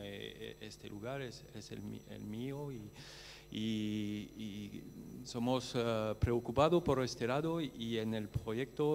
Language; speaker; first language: Spanish; non-native, learner; French